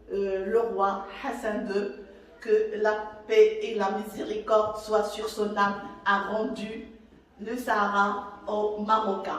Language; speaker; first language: French; non-native, local second language; Arabic